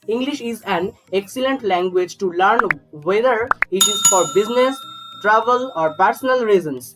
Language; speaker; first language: English; non-native, local second language; Bangla